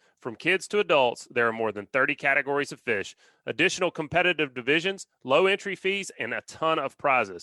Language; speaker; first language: English; native; English